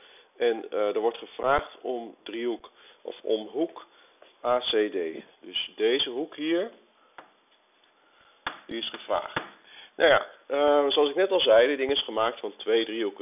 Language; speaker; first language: Dutch; native; Dutch